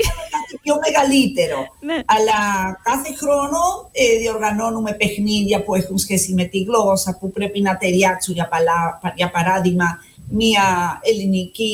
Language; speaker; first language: Greek; non-native, fluent; Spanish